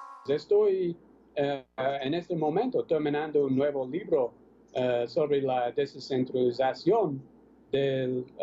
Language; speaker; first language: Spanish; non-native, fluent; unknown